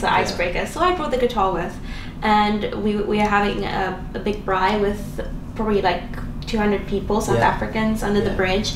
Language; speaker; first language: English; non-native, local second language; Afrikaans